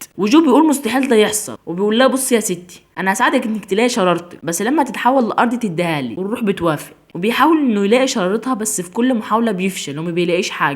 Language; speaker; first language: Arabic; native; Arabic